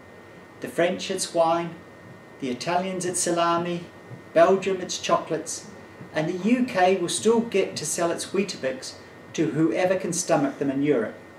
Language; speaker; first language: English; native; English